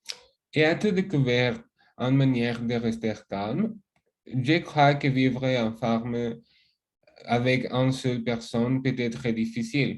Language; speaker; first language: French; non-native, learner; Spanish